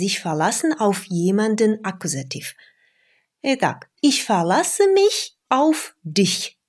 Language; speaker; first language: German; non-native, fluent; Russian